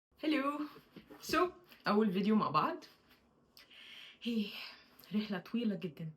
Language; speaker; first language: Arabic; native; Arabic